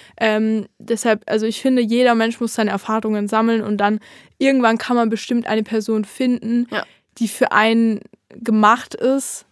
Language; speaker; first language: German; native; German